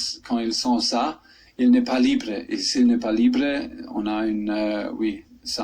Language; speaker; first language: French; non-native, fluent; German